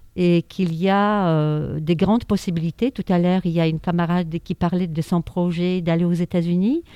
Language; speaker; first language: French; non-native, fluent; Polish